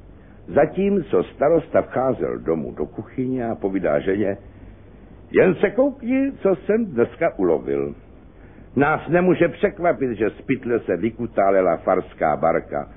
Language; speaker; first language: Czech; native; Czech